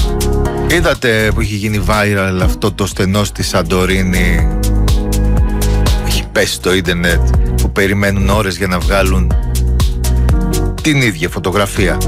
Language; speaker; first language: Greek; native; Greek